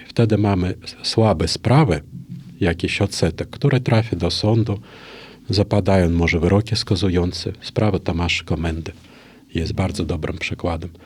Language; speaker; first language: Polish; non-native, fluent; Russian